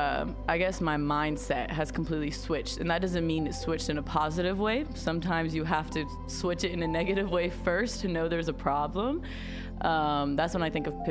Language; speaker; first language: English; native; English